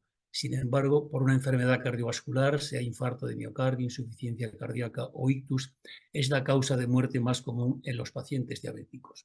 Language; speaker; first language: Spanish; native; Spanish